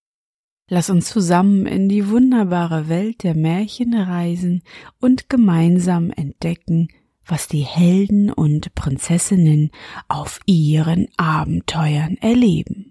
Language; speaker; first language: German; native; German